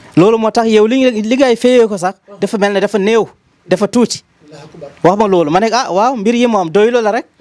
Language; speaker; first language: Wolof; non-native, local second language; Fula